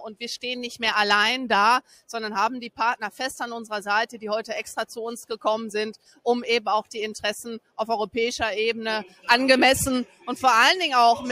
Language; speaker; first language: German; native; German